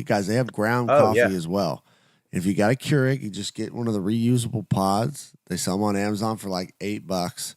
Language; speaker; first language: English; native; English